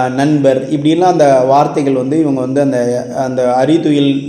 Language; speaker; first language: Tamil; native; Tamil